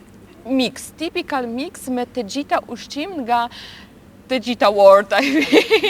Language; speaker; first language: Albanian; non-native, learner; Polish